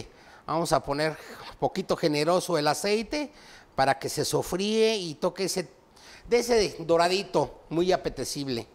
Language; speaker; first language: Spanish; native; Spanish